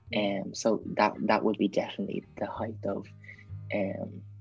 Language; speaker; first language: English; native; English